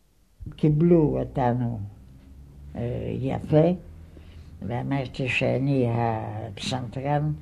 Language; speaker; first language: Hebrew; non-native, fluent; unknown